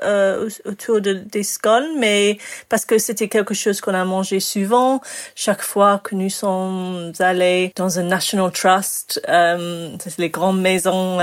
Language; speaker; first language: French; non-native, fluent; English